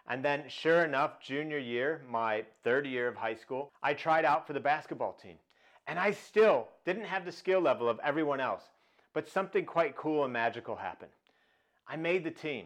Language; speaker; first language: English; native; English